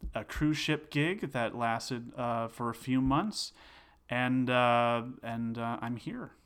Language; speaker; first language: English; native; English